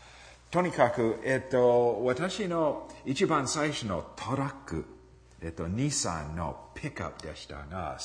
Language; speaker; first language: Japanese; non-native, fluent; English